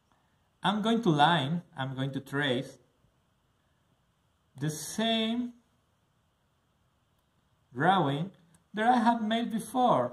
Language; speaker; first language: English; non-native, learner; Spanish